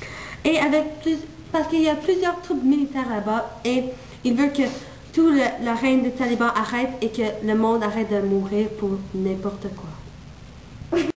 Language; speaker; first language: French; non-native, local second language; English